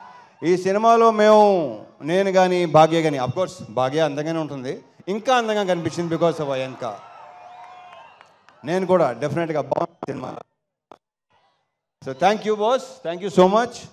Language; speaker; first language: Telugu; native; Telugu